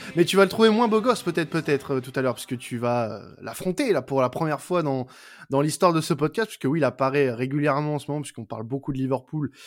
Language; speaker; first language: French; native; French